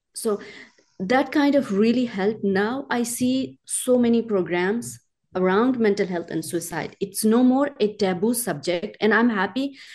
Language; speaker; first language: English; non-native, local second language; Urdu